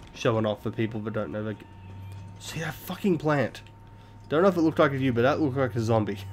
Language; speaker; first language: English; native; English